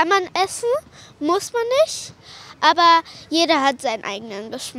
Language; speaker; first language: German; native; German